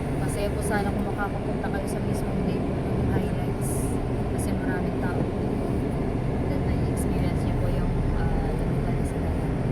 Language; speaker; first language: Filipino; non-native, local second language; Hiligaynon